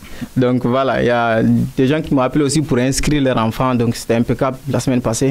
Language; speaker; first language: French; non-native, local second language; Bambara